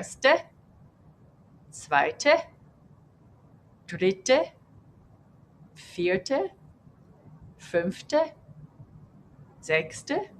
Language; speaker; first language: German; non-native, fluent; English